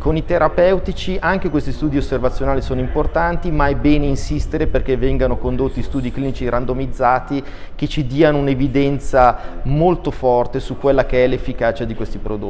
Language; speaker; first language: Italian; native; Italian